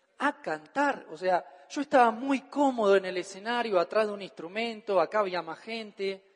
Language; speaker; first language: Spanish; native; Spanish